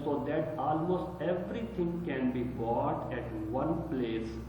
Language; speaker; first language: English; non-native, local second language; Urdu